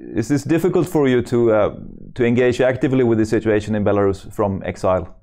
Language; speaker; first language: English; non-native, fluent; Swedish